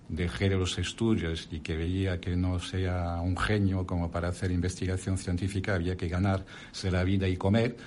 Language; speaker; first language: Spanish; non-native, fluent; French